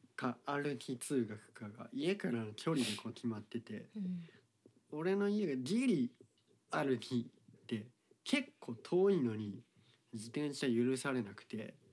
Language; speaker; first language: Japanese; native; Japanese